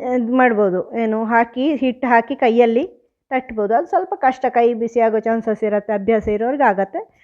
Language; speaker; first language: Kannada; native; Kannada